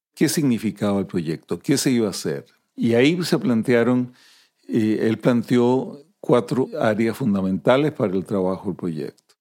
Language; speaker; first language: Spanish; native; Spanish